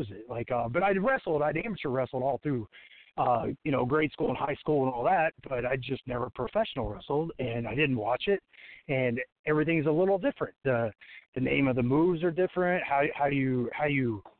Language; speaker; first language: English; native; English